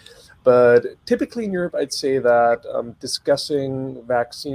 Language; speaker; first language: English; non-native, fluent; German